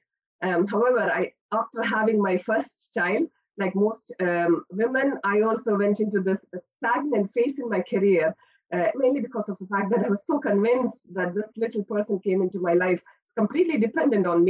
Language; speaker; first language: English; non-native, local second language; Malayalam